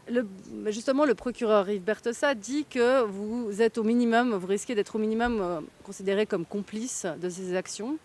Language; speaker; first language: French; native; French